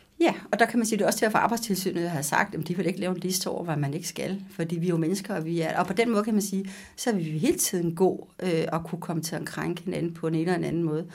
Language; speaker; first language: Danish; native; Danish